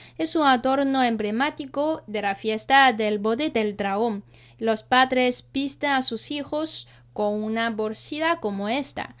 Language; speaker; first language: Spanish; non-native, fluent; Chinese